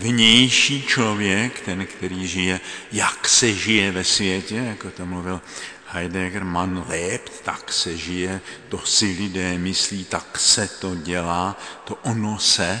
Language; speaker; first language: Czech; native; Czech